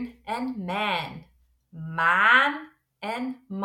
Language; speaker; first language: English; non-native, fluent; Dutch